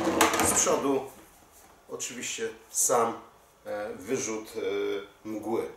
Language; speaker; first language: Polish; native; Polish